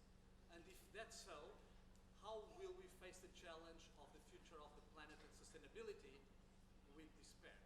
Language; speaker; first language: English; non-native, fluent; Portuguese